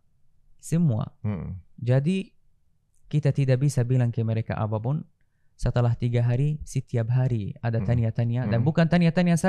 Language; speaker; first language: Indonesian; non-native, fluent; Arabic